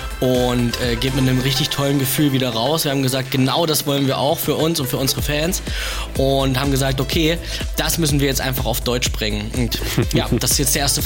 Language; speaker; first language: German; native; German